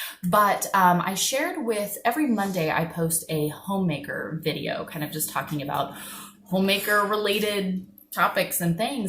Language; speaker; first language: English; native; English